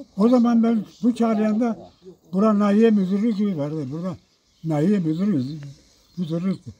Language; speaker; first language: Turkish; non-native, local second language; Zaza